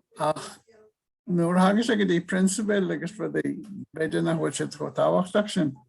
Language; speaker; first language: Irish; native; Irish